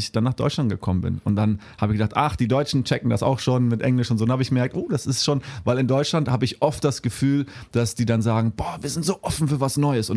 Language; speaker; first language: German; early bilingual, heritage; German